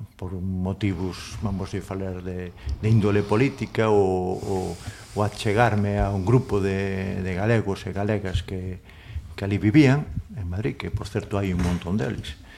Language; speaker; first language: Galician; non-native, local second language; Spanish